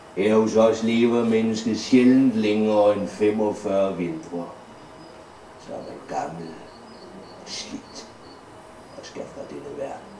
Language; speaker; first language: Danish; native; Danish